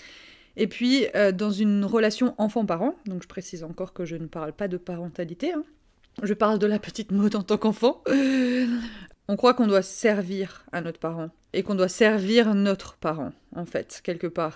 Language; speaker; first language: French; native; French